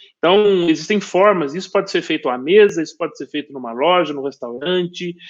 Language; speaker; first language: Portuguese; native; Portuguese